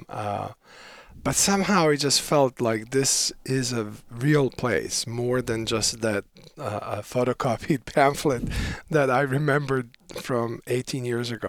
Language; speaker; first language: English; non-native, fluent; Bosnian